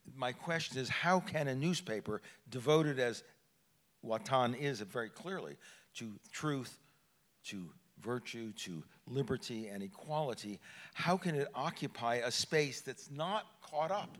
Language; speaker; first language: English; native; English